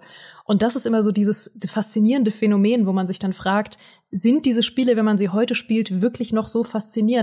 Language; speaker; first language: German; native; German